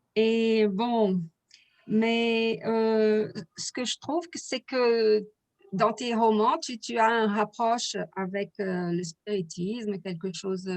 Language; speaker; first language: French; non-native, fluent; Portuguese